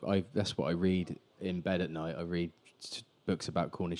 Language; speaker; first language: English; native; English